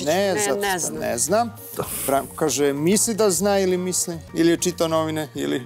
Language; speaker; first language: Serbian; native; Serbian